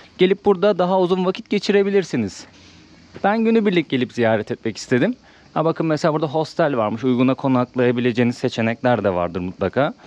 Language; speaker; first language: Turkish; native; Turkish